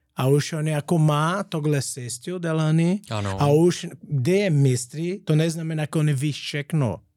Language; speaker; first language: Czech; non-native, learner; Portuguese